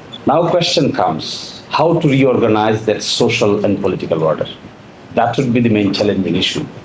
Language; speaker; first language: English; non-native, local second language; Bangla